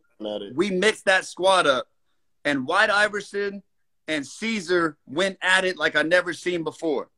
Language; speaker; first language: English; native; English